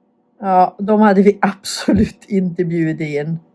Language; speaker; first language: Swedish; native; Swedish